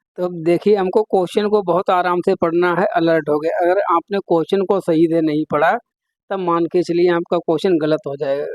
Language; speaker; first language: Hindi; native; Hindi